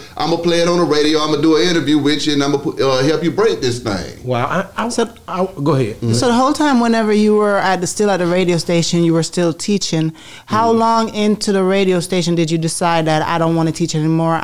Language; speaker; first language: English; native; English